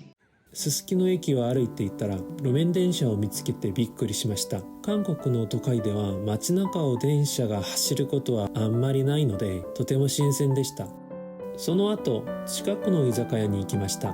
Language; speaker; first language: Japanese; non-native, learner; Korean